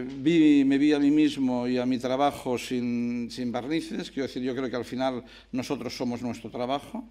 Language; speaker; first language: Spanish; non-native, local second language; Catalan